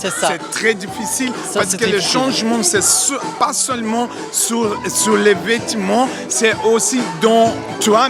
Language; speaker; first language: French; non-native, learner; Portuguese